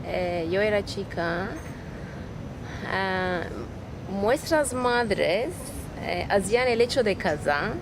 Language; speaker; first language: Spanish; early bilingual, heritage; Ladino